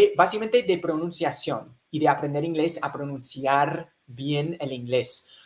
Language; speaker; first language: Spanish; non-native, fluent; English